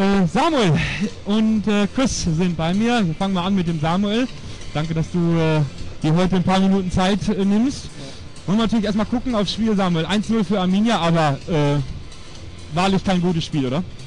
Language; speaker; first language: German; native; German